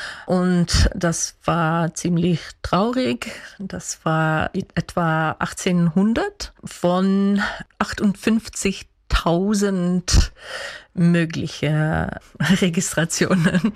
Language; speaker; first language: German; non-native, fluent; Dutch